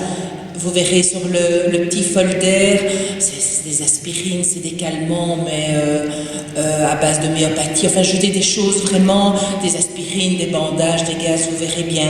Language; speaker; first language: French; native; French